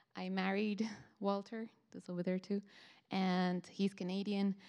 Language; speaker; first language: English; non-native, fluent; Spanish